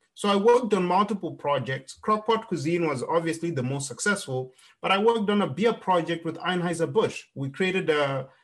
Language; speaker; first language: English; non-native, local second language; Shona